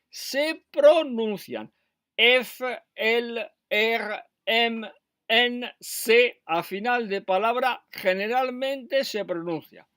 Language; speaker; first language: Spanish; non-native, fluent; French